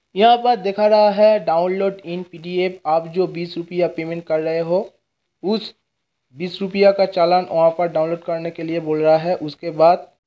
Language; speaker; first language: Hindi; non-native, local second language; Bangla